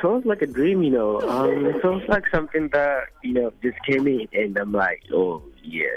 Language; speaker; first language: English; non-native, local second language; Zulu